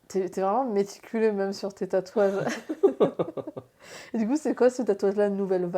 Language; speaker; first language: French; native; French